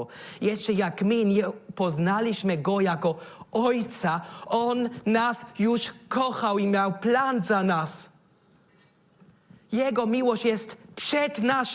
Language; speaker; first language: Polish; non-native, learner; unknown